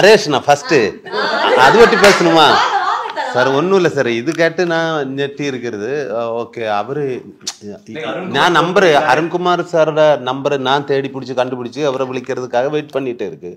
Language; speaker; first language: Tamil; non-native, learner; Malayalam